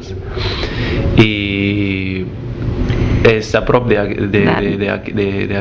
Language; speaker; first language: Catalan; non-native, learner; Arabic